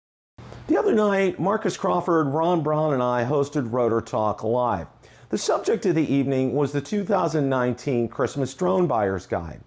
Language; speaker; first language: English; native; English